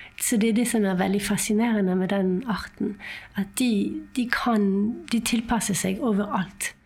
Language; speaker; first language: Norwegian; non-native, fluent; French